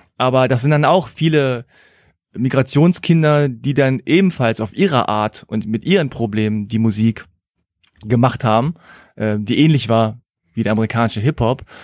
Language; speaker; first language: German; early bilingual, other home language; Korean